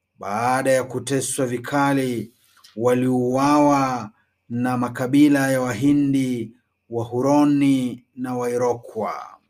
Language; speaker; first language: Swahili; native; Swahili